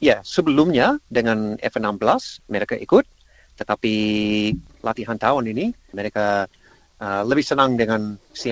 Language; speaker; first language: Indonesian; non-native, learner; English